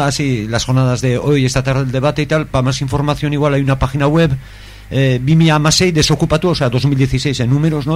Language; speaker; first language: Spanish; native; Spanish